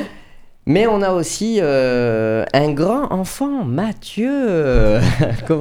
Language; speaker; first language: French; native; French